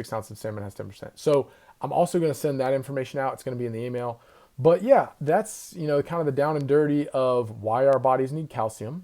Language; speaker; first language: English; native; English